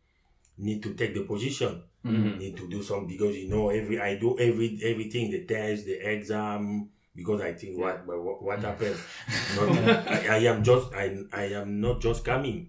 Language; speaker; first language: English; non-native, learner; French